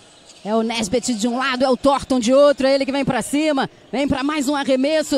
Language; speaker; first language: Portuguese; native; Portuguese